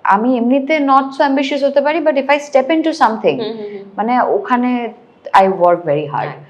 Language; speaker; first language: Bangla; native; Bangla